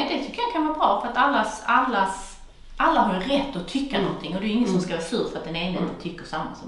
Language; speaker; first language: Swedish; native; Swedish